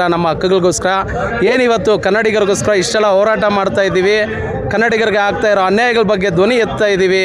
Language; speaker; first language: Kannada; native; Kannada